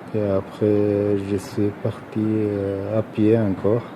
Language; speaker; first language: French; non-native, learner; Arabic